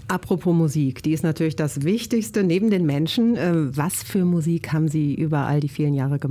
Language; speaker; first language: German; native; German